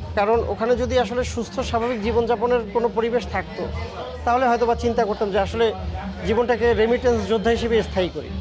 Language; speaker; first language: Bangla; native; Bangla